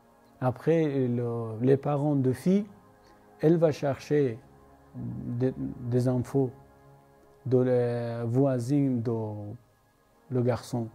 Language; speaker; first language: French; non-native, learner; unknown